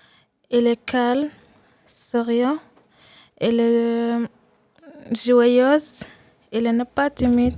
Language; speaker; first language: French; non-native, learner; Arabic